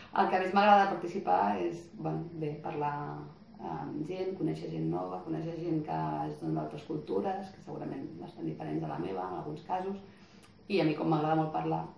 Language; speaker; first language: Catalan; native; Catalan